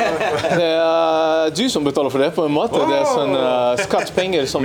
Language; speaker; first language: Norwegian; non-native, learner; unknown